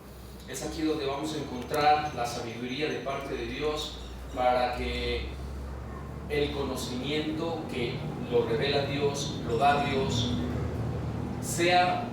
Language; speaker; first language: Spanish; native; Spanish